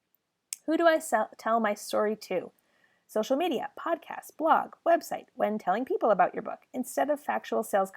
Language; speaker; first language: English; native; English